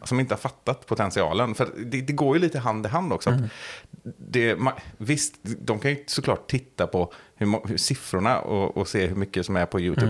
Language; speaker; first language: Swedish; native; Swedish